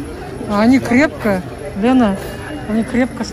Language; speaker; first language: Russian; native; Russian